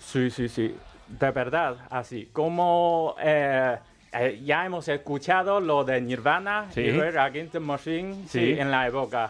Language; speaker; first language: Spanish; non-native, learner; Chinese